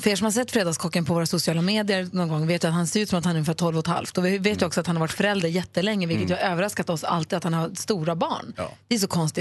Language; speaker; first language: Swedish; native; Swedish